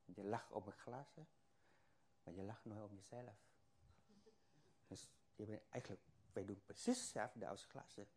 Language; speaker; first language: Dutch; non-native, fluent; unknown